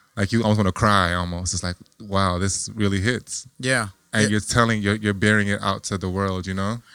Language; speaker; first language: English; native; English